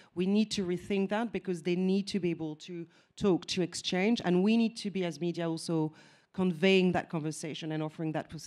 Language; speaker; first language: English; non-native, fluent; French